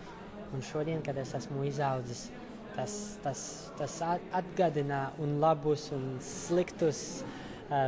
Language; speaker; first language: Latvian; non-native, local second language; Russian